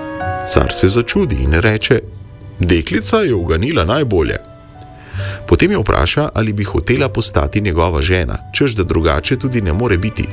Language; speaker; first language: Slovenian; native; Slovenian